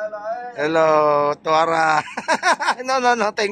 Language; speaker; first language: English; non-native, local second language; Filipino